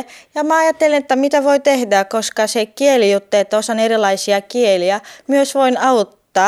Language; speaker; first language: Finnish; non-native, fluent; Turkish